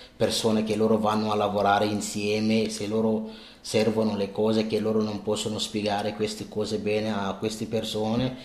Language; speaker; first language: Italian; non-native, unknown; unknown